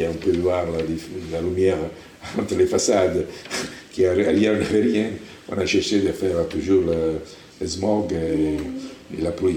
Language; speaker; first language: French; non-native, learner; Italian